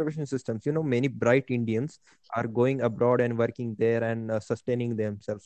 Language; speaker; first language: English; non-native, local second language; Marathi